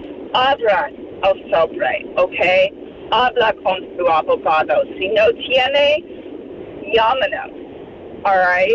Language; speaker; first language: Spanish; non-native, learner; English